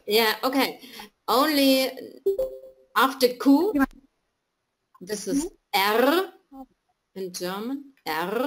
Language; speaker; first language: English; non-native, fluent; German